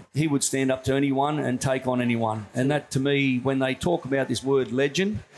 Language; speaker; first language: English; native; English